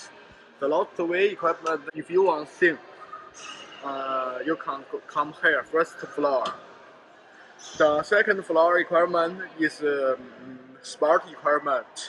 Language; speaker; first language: English; non-native, learner; Chinese